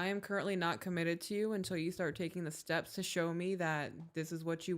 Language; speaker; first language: English; native; English